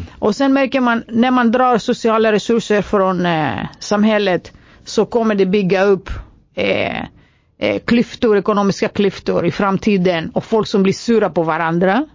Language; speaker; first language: Swedish; non-native, fluent; Greek